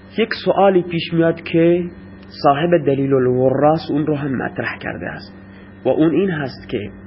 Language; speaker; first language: Persian; non-native, local second language; Baluchi